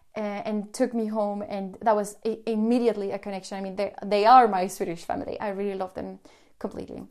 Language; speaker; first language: English; non-native, fluent; Spanish